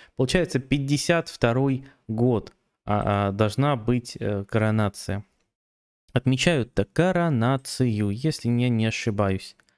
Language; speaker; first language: Russian; native; Russian